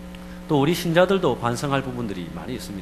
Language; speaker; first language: Korean; native; Korean